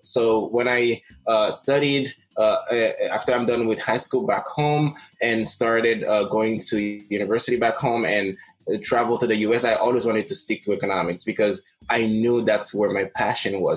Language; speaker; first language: English; non-native, fluent; Haitian Creole